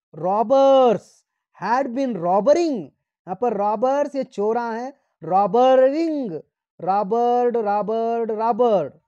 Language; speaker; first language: Hindi; non-native, local second language; Marathi